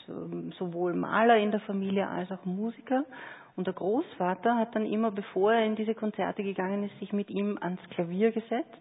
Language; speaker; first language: German; native; German